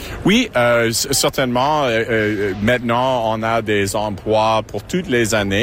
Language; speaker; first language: French; non-native, local second language; English